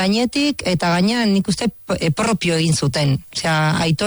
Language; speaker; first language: Basque; non-native, fluent; Spanish